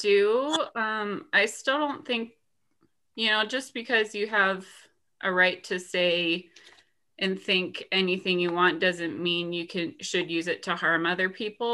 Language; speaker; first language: English; native; English